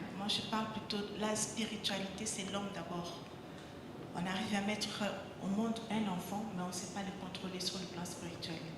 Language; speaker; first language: French; non-native, local second language; Lingala